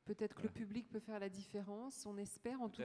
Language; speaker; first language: French; native; French